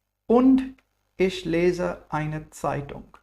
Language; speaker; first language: German; non-native, fluent; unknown